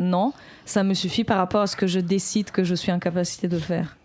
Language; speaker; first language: French; native; French